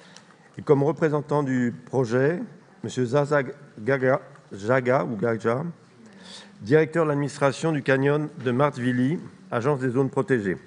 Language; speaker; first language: French; native; French